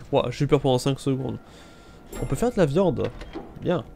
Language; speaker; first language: French; native; French